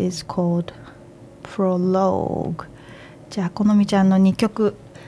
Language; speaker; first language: English; non-native, fluent; Japanese